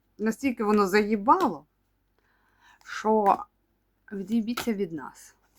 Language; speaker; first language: Ukrainian; non-native, local second language; Russian